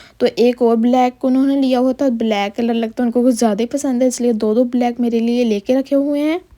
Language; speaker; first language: Urdu; non-native, local second language; Punjabi